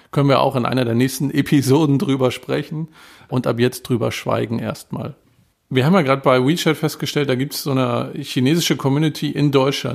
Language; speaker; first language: German; native; German